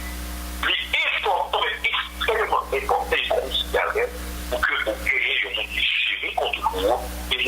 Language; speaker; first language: French; non-native, local second language; Haitian Creole